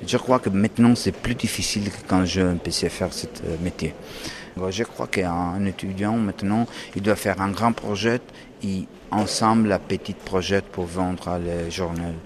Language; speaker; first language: French; non-native, learner; Italian